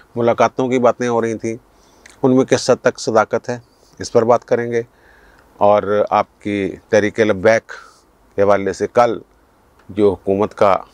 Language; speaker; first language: Urdu; non-native, local second language; Punjabi